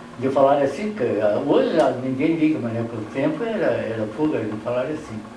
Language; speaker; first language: Portuguese; native; Portuguese